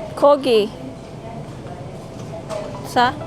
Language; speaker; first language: Korean; non-native, learner; Filipino